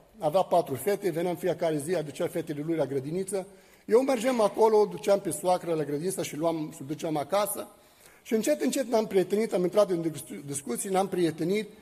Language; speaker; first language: Romanian; non-native, fluent; Arabic